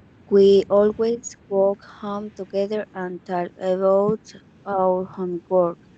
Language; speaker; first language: English; non-native, learner; Spanish